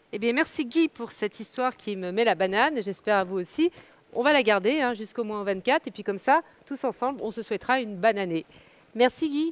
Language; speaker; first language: French; native; French